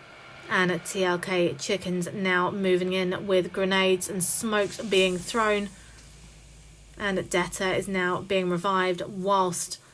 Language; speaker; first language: English; native; English